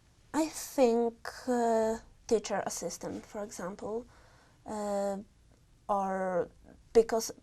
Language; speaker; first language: English; non-native, learner; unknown